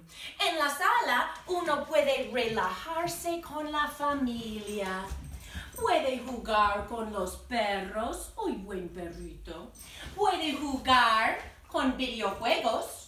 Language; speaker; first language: Spanish; non-native, fluent; English